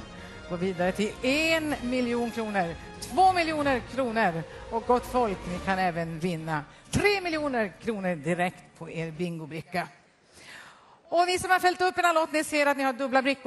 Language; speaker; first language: Swedish; native; Swedish